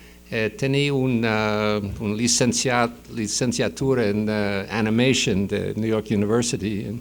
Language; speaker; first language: Spanish; non-native, fluent; English